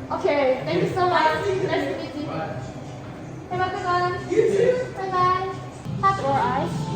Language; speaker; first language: English; non-native, learner; Korean